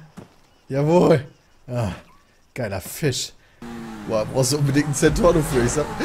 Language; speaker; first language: German; native; German